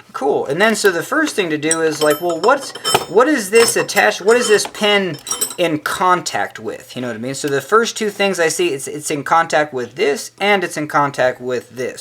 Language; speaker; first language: English; native; English